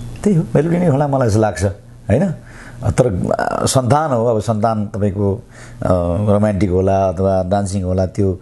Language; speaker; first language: Nepali; native; Nepali